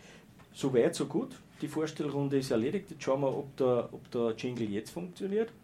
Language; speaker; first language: German; native; German